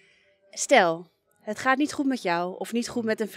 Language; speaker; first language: Dutch; native; Dutch